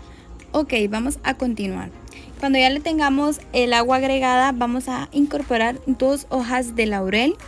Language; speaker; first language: Spanish; native; Spanish